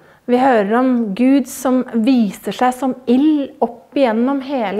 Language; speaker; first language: Norwegian; native; Norwegian